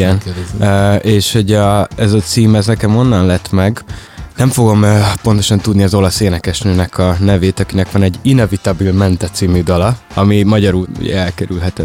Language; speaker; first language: Hungarian; native; Hungarian